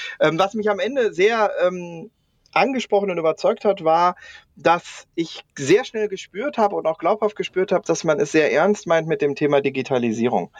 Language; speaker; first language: German; native; German